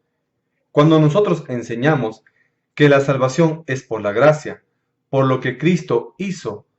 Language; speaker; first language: Spanish; native; Spanish